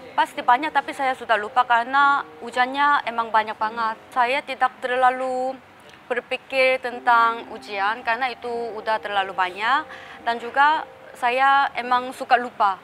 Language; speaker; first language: Indonesian; non-native, fluent; Korean